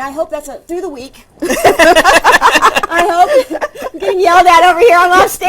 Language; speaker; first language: English; native; English